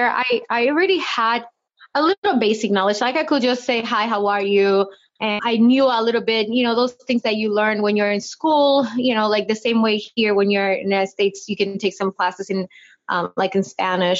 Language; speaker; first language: English; non-native, fluent; Spanish